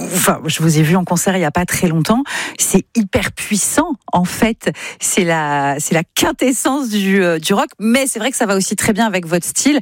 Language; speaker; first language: French; native; French